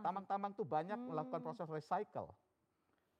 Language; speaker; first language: Indonesian; native; Indonesian